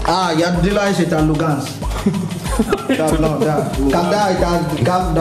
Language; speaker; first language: Russian; non-native, learner; Lithuanian